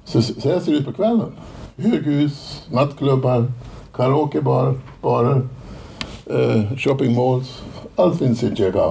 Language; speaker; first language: Swedish; native; Swedish